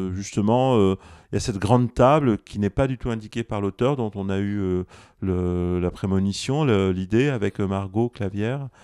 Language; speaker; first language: French; native; French